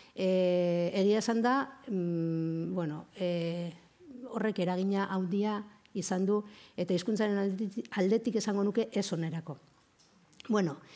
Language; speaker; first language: Basque; native; Basque